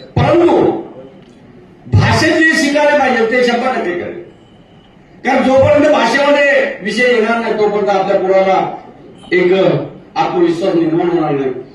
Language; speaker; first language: Marathi; non-native, local second language; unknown